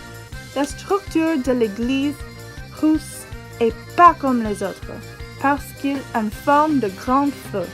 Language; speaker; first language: French; non-native, learner; English